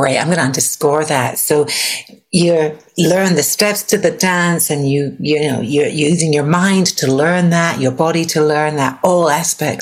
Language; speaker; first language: English; native; English